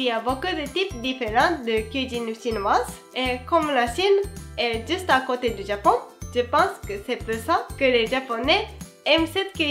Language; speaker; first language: French; non-native, fluent; Japanese